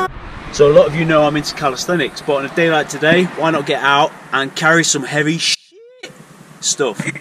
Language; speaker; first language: English; native; English